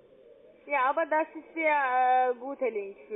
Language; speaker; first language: German; non-native, learner; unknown